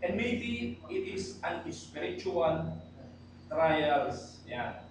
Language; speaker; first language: English; non-native, local second language; Filipino